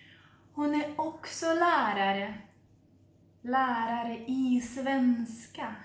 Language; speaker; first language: Swedish; non-native, fluent; Russian